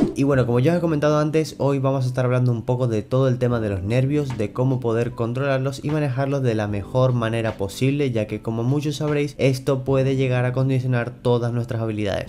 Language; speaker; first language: Spanish; native; Spanish